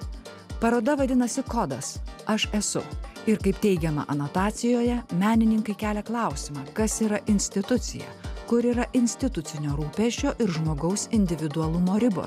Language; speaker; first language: Lithuanian; native; Lithuanian